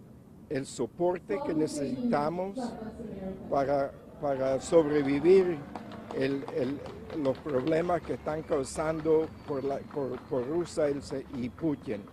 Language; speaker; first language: Spanish; non-native, local second language; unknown